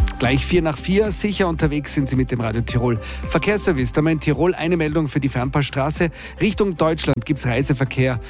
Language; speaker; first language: German; native; German